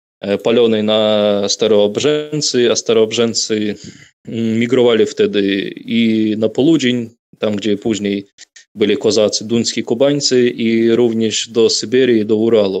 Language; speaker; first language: Polish; non-native, fluent; Russian